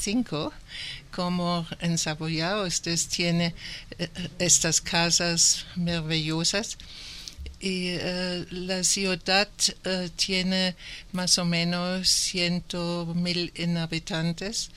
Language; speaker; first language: Spanish; non-native, learner; German